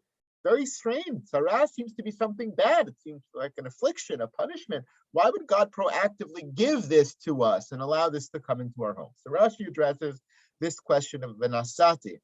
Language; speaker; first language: English; native; English